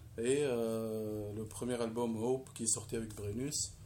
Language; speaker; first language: French; non-native, local second language; Arabic